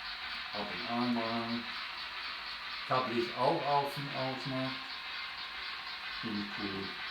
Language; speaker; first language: German; non-native, fluent; English